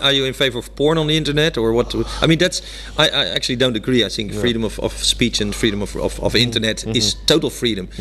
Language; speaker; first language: English; non-native, fluent; Dutch